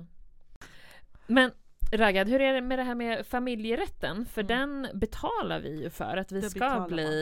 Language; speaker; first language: Swedish; native; Swedish